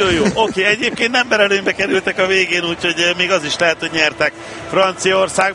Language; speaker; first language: Hungarian; native; Hungarian